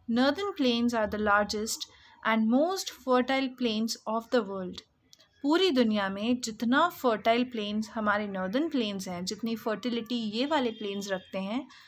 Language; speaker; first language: Hindi; native; Hindi